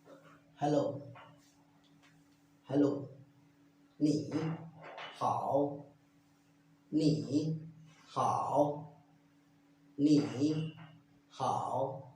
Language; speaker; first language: Chinese; non-native, learner; Bangla